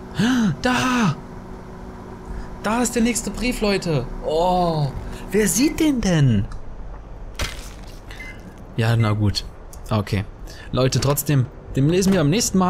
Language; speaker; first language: German; native; German